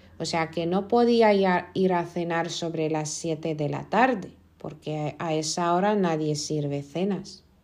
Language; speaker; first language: Spanish; non-native, fluent; Lithuanian